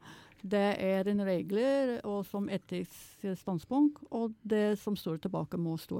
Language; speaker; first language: Norwegian; non-native, fluent; English